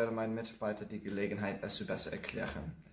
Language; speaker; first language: German; non-native, learner; English